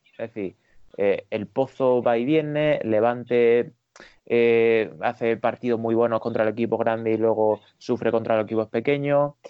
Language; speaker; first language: Spanish; native; Spanish